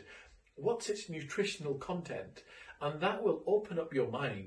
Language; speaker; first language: English; native; English